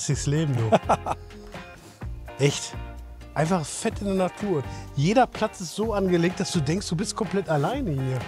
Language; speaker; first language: German; native; German